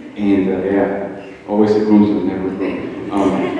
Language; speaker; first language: English; native; English